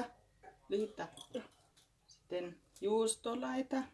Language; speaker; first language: Finnish; non-native, learner; Thai